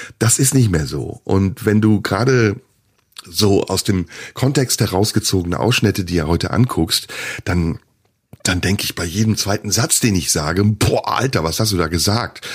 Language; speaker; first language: German; early bilingual, other home language; Turkish